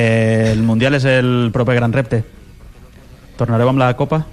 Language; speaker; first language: Catalan; native; Catalan